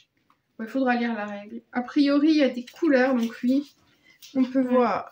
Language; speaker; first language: French; native; French